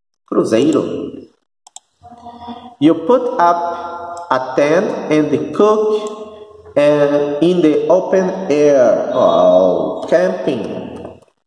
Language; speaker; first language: English; non-native, fluent; Portuguese